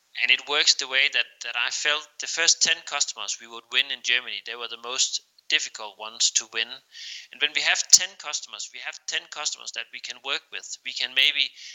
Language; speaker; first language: English; non-native, fluent; Danish